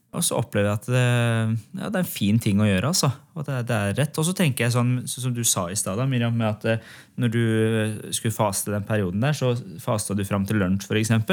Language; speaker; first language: Norwegian; early bilingual, other home language; Persian